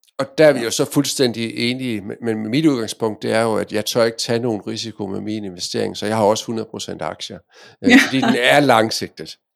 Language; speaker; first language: Danish; native; Danish